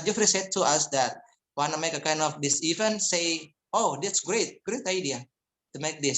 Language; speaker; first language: English; non-native, fluent; Indonesian